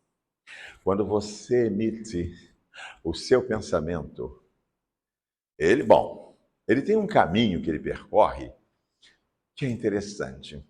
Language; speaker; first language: Portuguese; native; Portuguese